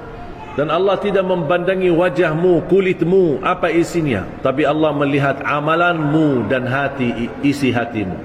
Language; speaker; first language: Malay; non-native, fluent; Arabic